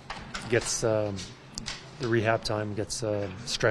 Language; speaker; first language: English; native; English